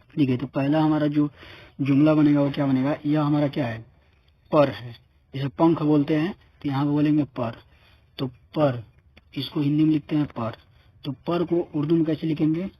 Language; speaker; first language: Hindi; native; Hindi